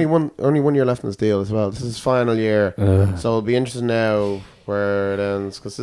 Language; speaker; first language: English; native; English